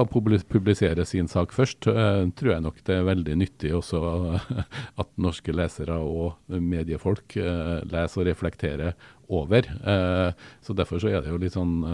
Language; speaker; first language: Norwegian; native; Norwegian